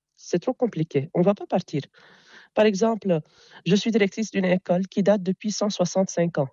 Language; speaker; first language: French; non-native, local second language; Arabic